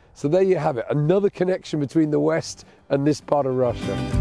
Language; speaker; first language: English; native; English